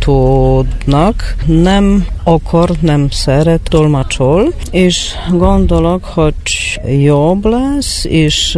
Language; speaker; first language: Hungarian; non-native, learner; Polish